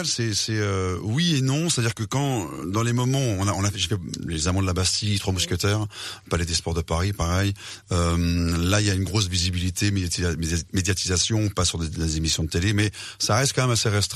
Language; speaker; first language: French; native; French